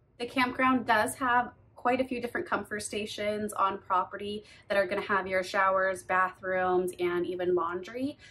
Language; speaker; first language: English; native; English